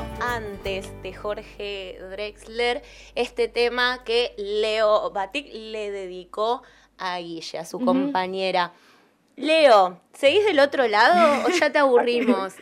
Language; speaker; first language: Spanish; native; Spanish